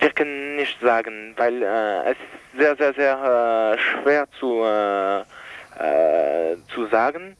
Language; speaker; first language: German; non-native, learner; French